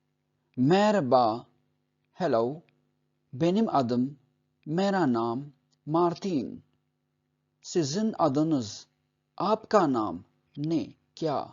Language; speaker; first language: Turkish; non-native, fluent; Urdu